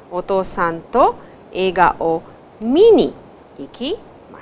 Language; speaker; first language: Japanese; non-native, fluent; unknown